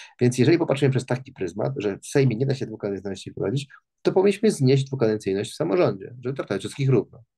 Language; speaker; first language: Polish; native; Polish